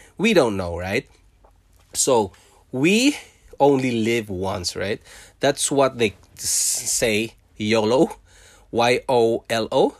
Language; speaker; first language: English; non-native, local second language; Filipino